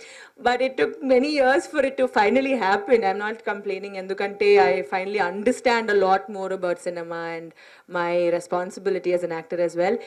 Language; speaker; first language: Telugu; non-native, fluent; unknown